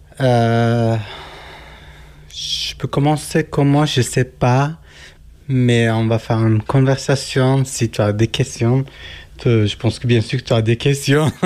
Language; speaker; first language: French; non-native, learner; Kurdish